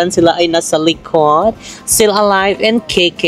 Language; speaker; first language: Filipino; native; Filipino